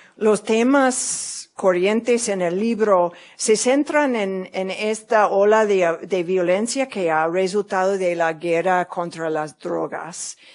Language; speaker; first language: Spanish; non-native, fluent; English